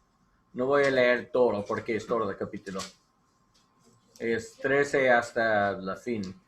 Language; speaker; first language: Spanish; non-native, learner; English